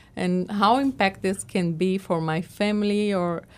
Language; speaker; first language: English; non-native, learner; Portuguese